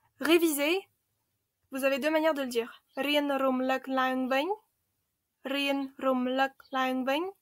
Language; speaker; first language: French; early bilingual, other home language; Khmer